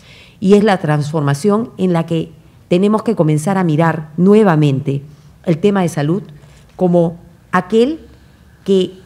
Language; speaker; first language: Spanish; native; Spanish